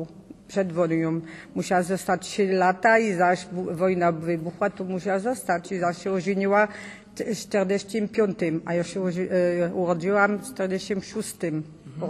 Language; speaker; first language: Polish; early bilingual, heritage; Polish